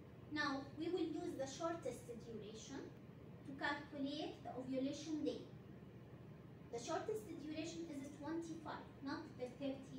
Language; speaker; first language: English; non-native, fluent; Arabic